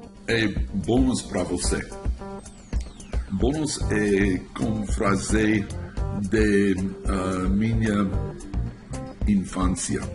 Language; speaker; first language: Portuguese; non-native, learner; English